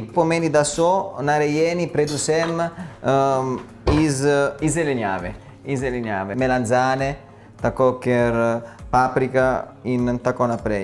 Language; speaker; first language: Slovenian; non-native, learner; Italian